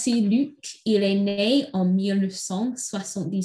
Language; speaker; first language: French; non-native, fluent; English